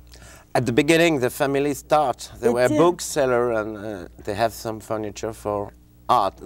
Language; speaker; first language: English; non-native, fluent; French